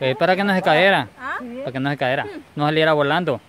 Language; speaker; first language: Spanish; native; Spanish